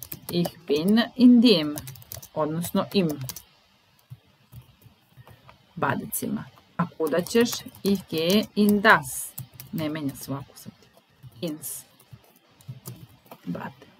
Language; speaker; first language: German; non-native, fluent; Serbian